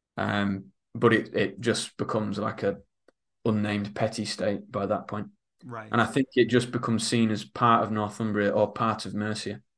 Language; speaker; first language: English; native; English